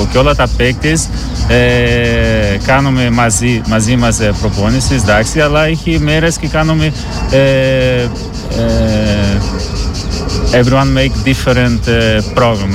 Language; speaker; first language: Greek; non-native, learner; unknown